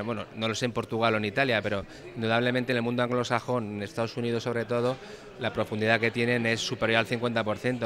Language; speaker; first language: Spanish; native; Spanish